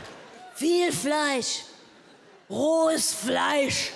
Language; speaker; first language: German; native; German